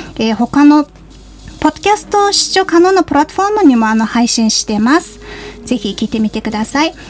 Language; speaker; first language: Japanese; non-native, fluent; Mongolian